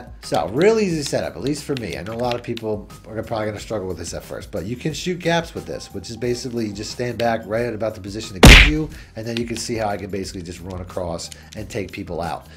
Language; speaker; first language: English; native; English